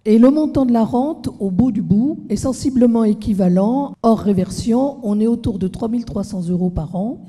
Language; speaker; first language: French; native; French